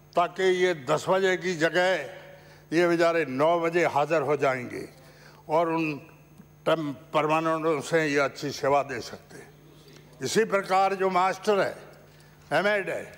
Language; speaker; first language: Hindi; native; Hindi